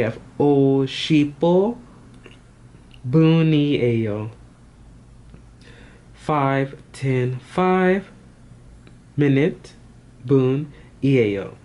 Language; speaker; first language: Korean; non-native, learner; English